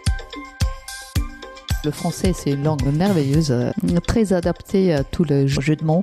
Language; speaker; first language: French; non-native, fluent; German